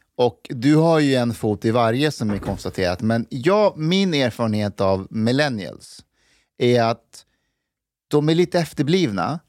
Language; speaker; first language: Swedish; non-native, fluent; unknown